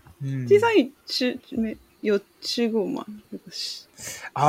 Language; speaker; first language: Chinese; non-native, learner; Japanese